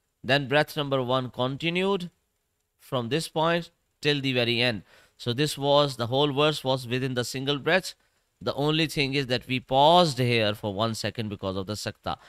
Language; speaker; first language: English; non-native, local second language; Urdu